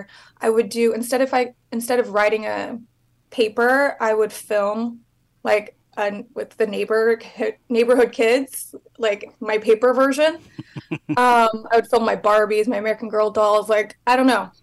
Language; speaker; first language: English; native; English